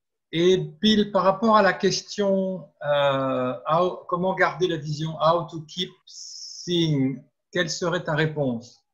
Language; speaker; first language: French; native; French